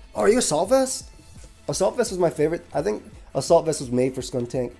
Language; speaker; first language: English; native; English